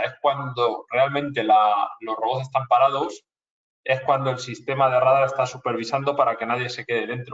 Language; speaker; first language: Spanish; native; Spanish